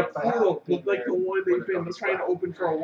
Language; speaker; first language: English; native; English